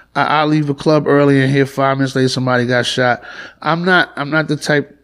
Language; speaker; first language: English; native; English